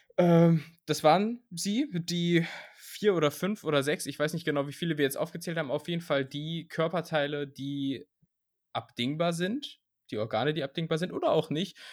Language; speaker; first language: German; native; German